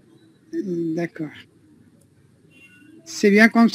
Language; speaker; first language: French; non-native, learner; Arabic